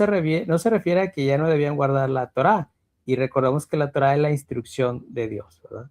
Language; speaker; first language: Spanish; native; Spanish